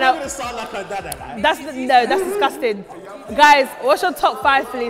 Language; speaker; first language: English; early bilingual, other home language; French